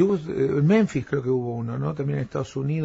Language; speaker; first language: Spanish; native; Spanish